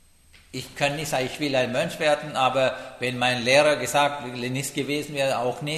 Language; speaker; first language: German; non-native, learner; Sinhala